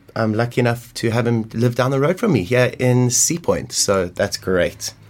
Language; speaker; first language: English; native; English